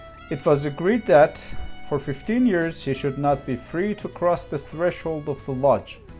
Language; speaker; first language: English; non-native, fluent; Azerbaijani